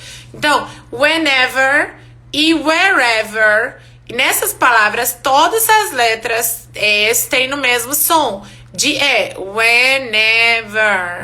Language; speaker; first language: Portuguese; non-native, fluent; English